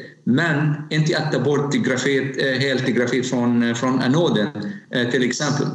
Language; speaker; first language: Swedish; non-native, fluent; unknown